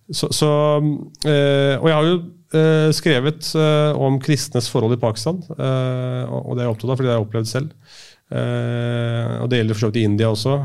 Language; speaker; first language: Norwegian; early bilingual, other home language; Urdu